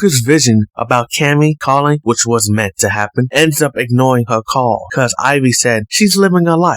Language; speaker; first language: English; native; English